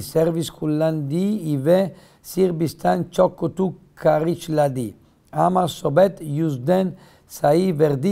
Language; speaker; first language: Turkish; non-native, learner; Italian